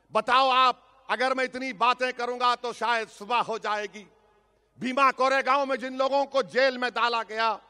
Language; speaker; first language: Urdu; native; Urdu